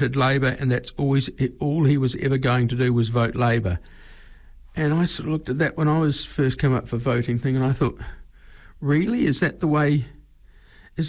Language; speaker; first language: English; native; English